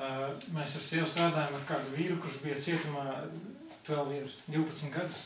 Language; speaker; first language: Latvian; native; Latvian